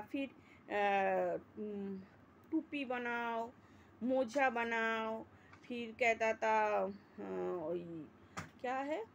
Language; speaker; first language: Hindi; non-native, local second language; Bangla